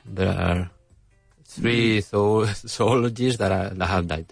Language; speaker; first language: English; non-native, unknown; Spanish